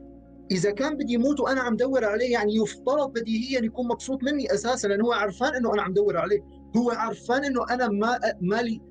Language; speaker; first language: Arabic; native; Arabic